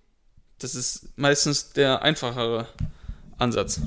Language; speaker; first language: German; native; German